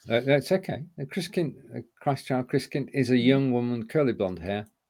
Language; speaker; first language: English; native; English